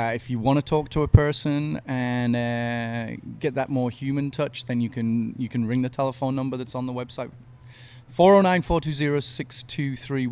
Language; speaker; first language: English; native; English